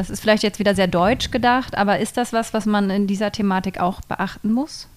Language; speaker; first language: German; native; German